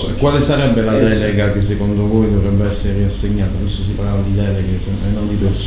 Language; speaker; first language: Italian; native; Italian